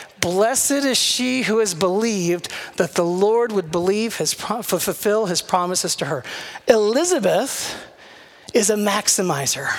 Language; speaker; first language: English; native; English